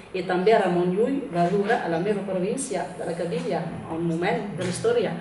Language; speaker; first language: Catalan; non-native, fluent; Kabyle